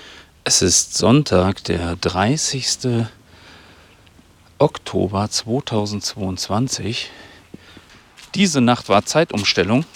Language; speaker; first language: German; native; German